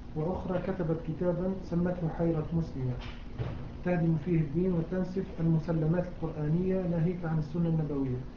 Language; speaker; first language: Arabic; native; Arabic